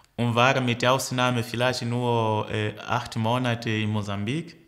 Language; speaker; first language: German; early bilingual, other home language; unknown